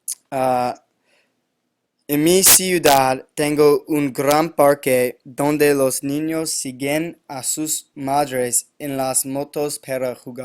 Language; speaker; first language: Spanish; non-native, learner; English